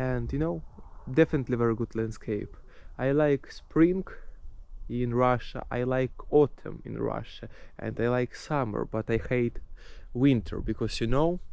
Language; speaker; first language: English; non-native, fluent; Russian